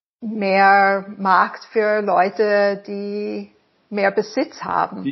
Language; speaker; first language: German; non-native, fluent; English